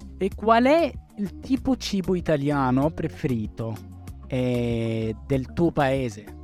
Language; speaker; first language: Italian; non-native, learner; Arabic